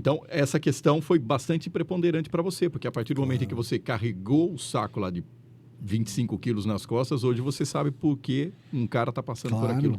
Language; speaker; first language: Portuguese; native; Portuguese